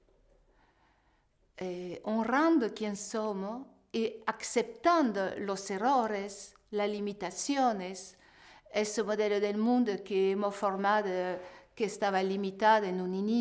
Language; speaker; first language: Spanish; non-native, fluent; French